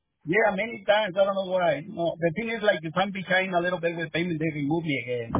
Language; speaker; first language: English; non-native, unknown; Spanish